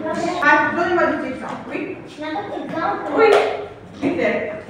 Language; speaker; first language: French; non-native, local second language; Arabic